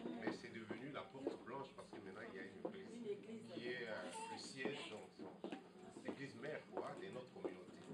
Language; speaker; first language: French; non-native, local second language; Lingala